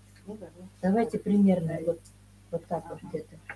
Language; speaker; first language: Russian; non-native, local second language; Bashkir